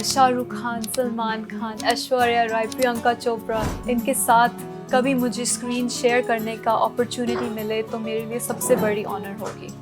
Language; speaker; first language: Hindi; non-native, local second language; Punjabi